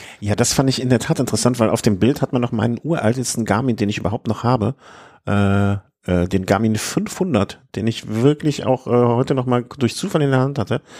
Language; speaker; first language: German; native; German